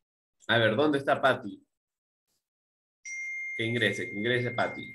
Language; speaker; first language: Spanish; native; Spanish